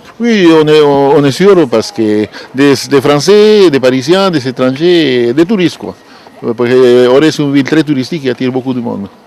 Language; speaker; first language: French; non-native, fluent; Spanish